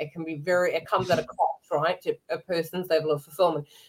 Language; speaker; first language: English; native; English